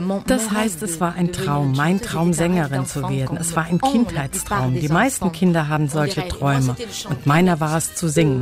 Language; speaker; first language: German; non-native, fluent; French